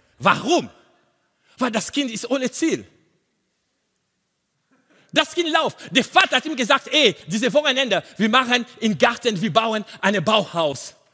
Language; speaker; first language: German; non-native, learner; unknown